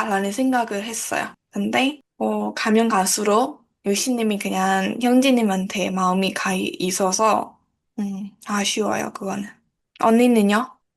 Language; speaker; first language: Korean; non-native, learner; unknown